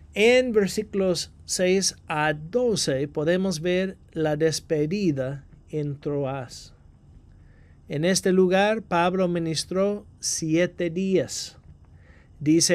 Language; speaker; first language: Spanish; non-native, fluent; English